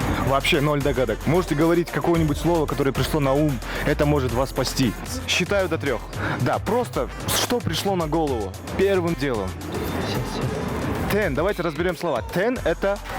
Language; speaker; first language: Russian; native; Russian